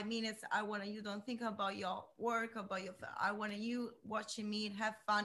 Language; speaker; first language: English; non-native, learner; Italian